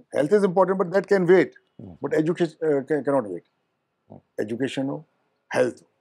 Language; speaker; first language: Hindi; native; Hindi